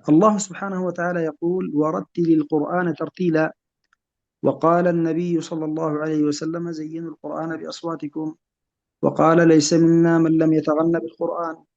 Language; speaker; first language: Arabic; native; Arabic